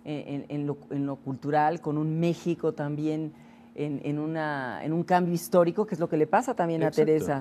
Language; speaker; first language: Spanish; native; Spanish